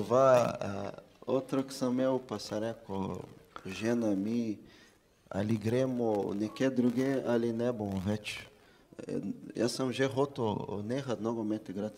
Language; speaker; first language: Slovenian; non-native, fluent; Portuguese